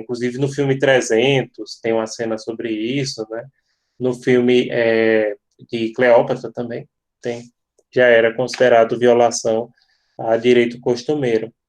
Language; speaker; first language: Portuguese; native; Portuguese